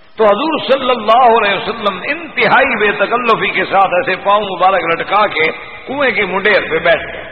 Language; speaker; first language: Urdu; non-native, local second language; Punjabi